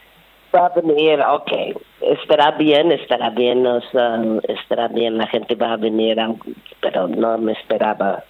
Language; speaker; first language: Spanish; non-native, fluent; English